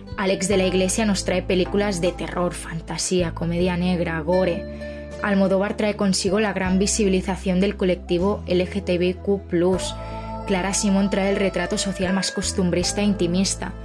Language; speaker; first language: Spanish; native; Spanish